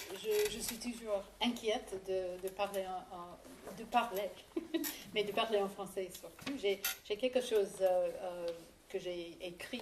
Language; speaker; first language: French; non-native, fluent; English